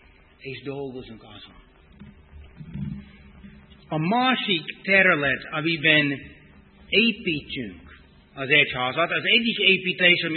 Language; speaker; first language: Hungarian; non-native, fluent; English